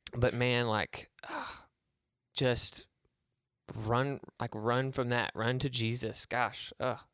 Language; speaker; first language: English; native; English